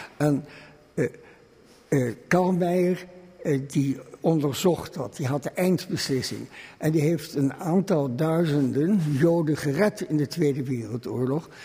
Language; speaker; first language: Dutch; early bilingual, other home language; German